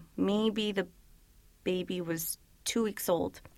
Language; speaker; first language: English; early bilingual, other home language; Spanish